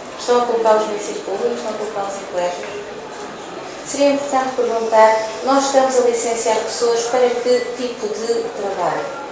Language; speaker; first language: Portuguese; native; Portuguese